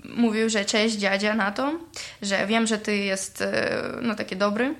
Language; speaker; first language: Polish; non-native, learner; Ukrainian